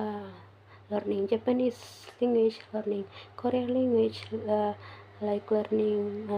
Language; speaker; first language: English; non-native, learner; Indonesian